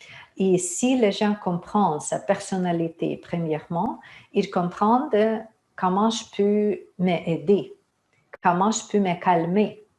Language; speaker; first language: French; non-native, fluent; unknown